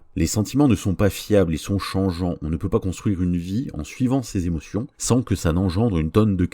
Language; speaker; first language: French; native; French